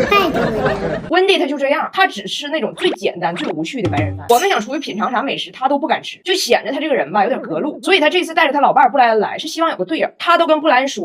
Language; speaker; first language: Chinese; native; Chinese